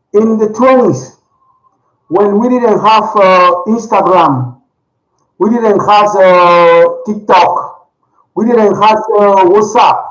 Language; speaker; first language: English; non-native, learner; Spanish